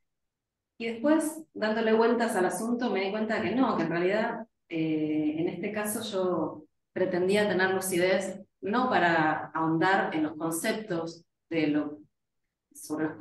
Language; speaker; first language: Spanish; native; Spanish